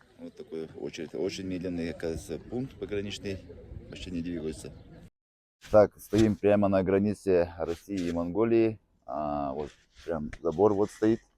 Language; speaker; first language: Russian; non-native, local second language; Yakut